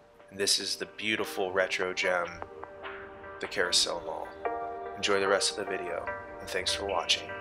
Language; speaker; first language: English; native; English